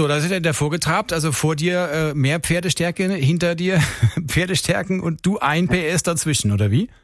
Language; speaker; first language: German; native; German